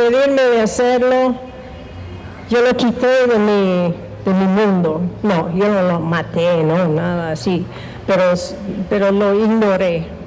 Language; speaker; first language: Spanish; non-native, fluent; English